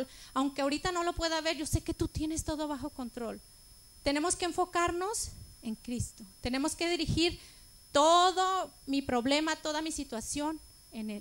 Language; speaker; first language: Spanish; native; Spanish